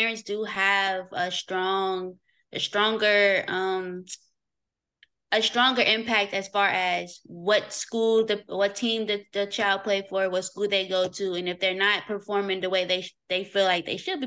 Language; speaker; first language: English; native; English